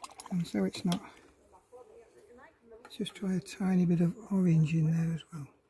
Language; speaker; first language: English; native; English